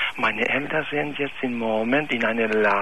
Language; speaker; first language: German; non-native, learner; Albanian